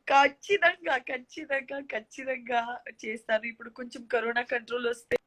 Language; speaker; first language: Telugu; non-native, learner; Gujarati